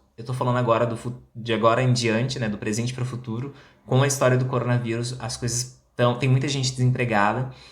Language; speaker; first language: Portuguese; native; Portuguese